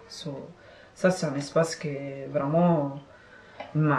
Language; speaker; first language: French; non-native, fluent; Italian